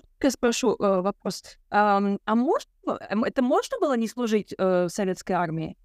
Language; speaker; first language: Russian; non-native, local second language; Ukrainian